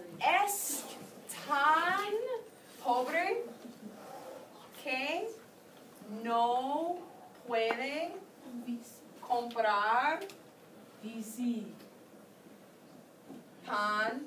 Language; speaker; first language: Spanish; non-native, fluent; English